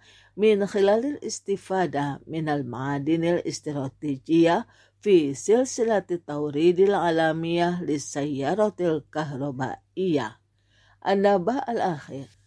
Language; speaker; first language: Arabic; non-native, fluent; Indonesian